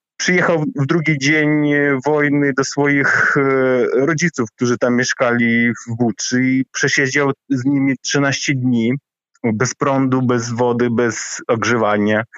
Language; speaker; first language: Polish; non-native, fluent; Ukrainian